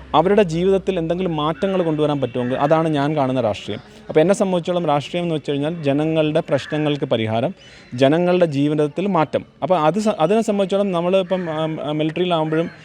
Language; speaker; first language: Malayalam; native; Malayalam